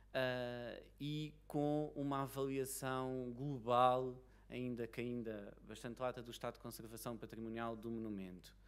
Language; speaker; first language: Portuguese; native; Portuguese